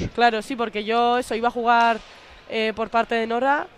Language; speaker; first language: Spanish; native; Spanish